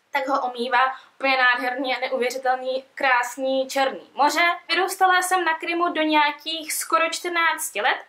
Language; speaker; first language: Czech; early bilingual, other home language; Russian